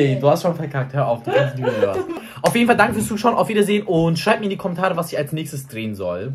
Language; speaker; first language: German; native; German